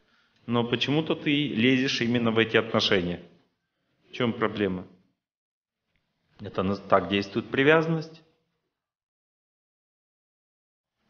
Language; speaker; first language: Russian; native; Russian